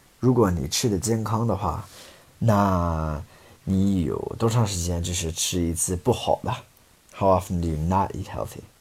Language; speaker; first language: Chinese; non-native, fluent; English